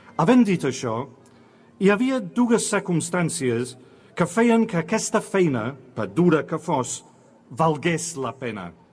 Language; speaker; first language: Catalan; non-native, fluent; English